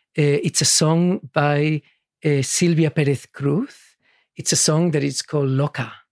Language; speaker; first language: English; early bilingual, other home language; Catalan